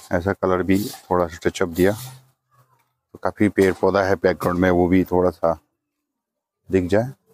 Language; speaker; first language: Hindi; non-native, local second language; Bangla